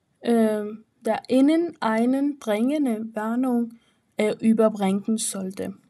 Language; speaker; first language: German; non-native, learner; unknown